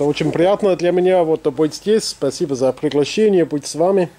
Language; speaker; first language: Russian; non-native, fluent; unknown